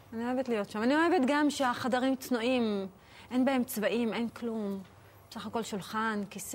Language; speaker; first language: Hebrew; non-native, local second language; Arabic